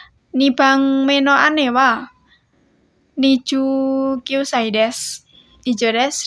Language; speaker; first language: Japanese; non-native, learner; Indonesian